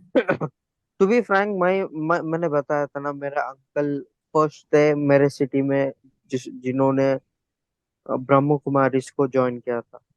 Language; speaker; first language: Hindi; non-native, local second language; Kannada